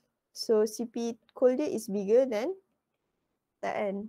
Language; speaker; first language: English; non-native, local second language; Malay